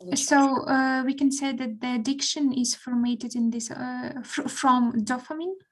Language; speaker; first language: English; non-native, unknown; Ukrainian